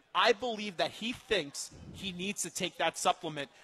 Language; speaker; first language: English; native; English